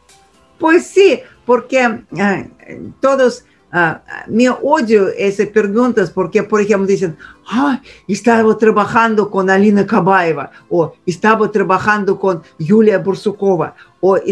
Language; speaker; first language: Spanish; non-native, fluent; Russian